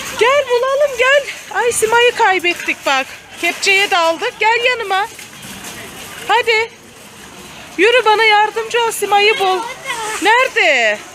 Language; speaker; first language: Turkish; native; Turkish